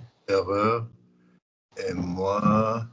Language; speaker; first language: French; non-native, learner; English